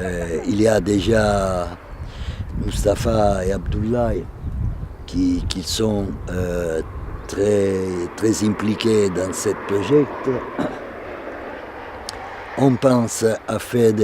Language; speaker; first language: French; non-native, fluent; Italian